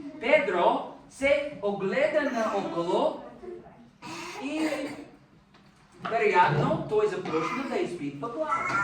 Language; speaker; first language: Bulgarian; non-native, fluent; English